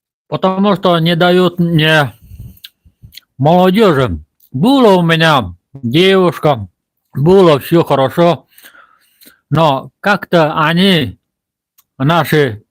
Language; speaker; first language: Russian; non-native, local second language; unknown